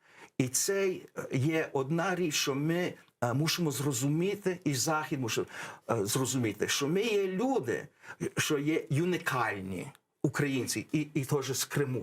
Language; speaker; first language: Ukrainian; early bilingual, heritage; English